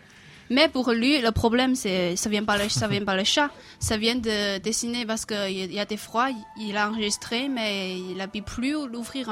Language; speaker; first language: French; non-native, fluent; Chinese